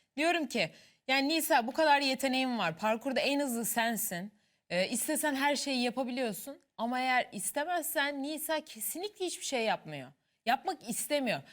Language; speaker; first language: Turkish; native; Turkish